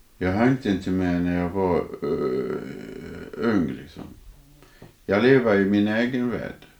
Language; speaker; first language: Swedish; non-native, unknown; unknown